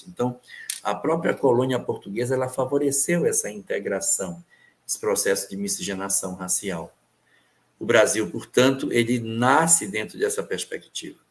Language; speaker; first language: Portuguese; native; Portuguese